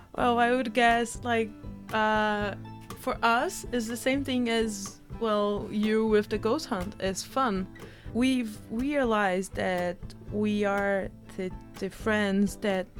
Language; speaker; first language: English; non-native, fluent; Portuguese